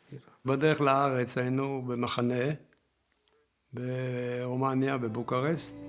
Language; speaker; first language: Hebrew; early bilingual, other home language; Yiddish